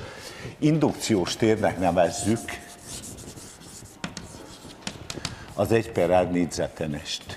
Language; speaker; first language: Hungarian; native; Hungarian